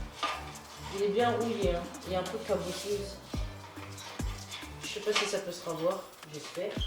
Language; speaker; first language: French; native; French